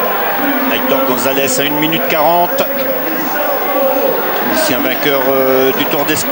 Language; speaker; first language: French; native; French